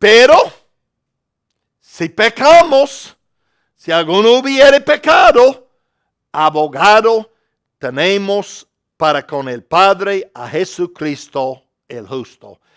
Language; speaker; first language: Spanish; non-native, fluent; English